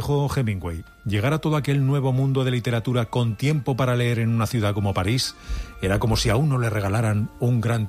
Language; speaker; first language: Spanish; native; Spanish